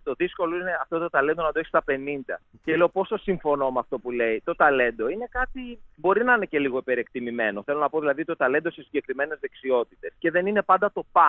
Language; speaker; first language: Greek; native; Greek